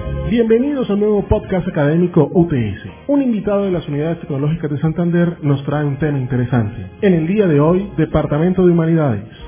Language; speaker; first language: Spanish; native; Spanish